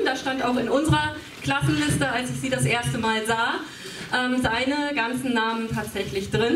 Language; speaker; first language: German; native; German